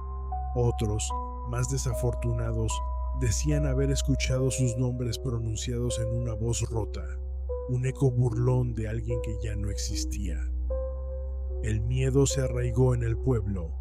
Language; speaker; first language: Spanish; native; Spanish